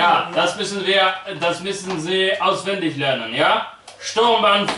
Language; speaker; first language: German; non-native, learner; Polish